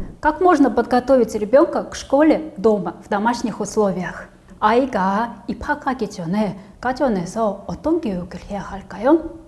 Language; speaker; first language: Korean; non-native, fluent; Russian